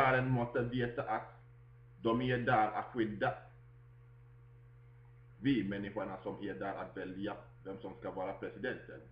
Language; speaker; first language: Swedish; non-native, fluent; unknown